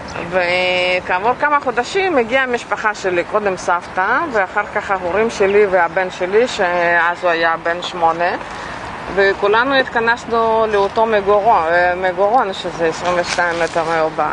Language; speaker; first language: Hebrew; non-native, fluent; Russian